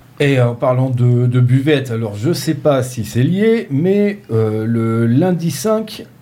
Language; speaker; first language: French; native; French